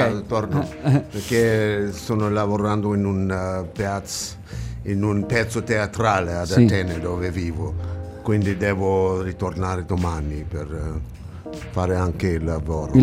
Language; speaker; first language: Italian; non-native, learner; English